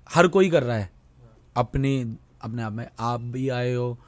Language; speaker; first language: Hindi; native; Hindi